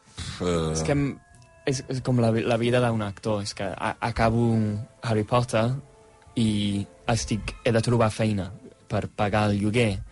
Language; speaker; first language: Catalan; non-native, fluent; English